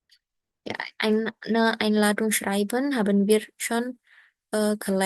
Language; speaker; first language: German; non-native, learner; Indonesian